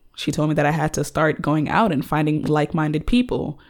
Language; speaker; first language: English; early bilingual, other home language; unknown